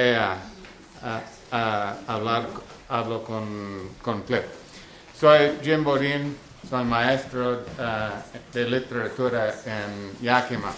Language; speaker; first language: Spanish; non-native, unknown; English